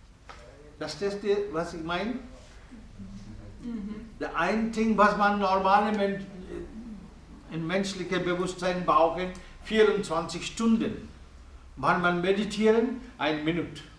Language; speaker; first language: German; non-native, learner; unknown